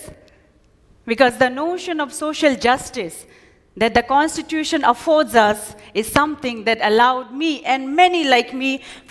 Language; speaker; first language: English; non-native, local second language; Nyishi